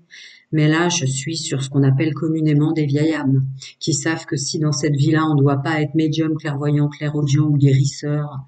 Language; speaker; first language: French; native; French